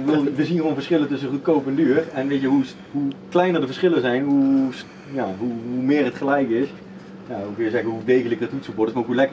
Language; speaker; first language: Dutch; native; Dutch